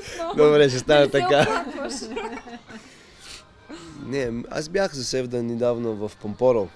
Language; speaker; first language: Bulgarian; non-native, learner; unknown